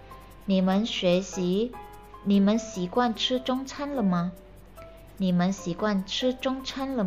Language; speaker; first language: Chinese; non-native, fluent; Indonesian